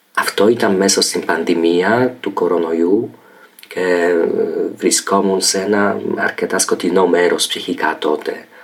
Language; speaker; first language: Greek; non-native, fluent; Polish